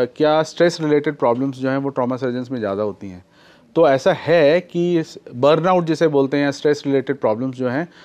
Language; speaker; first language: Hindi; native; Hindi